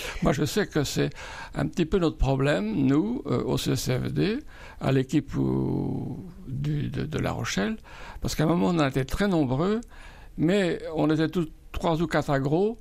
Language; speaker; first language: French; native; French